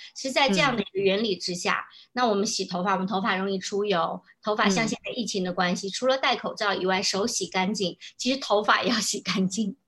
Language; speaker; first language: Chinese; native; Chinese